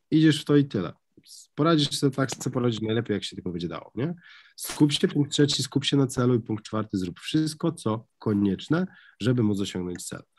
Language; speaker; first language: Polish; native; Polish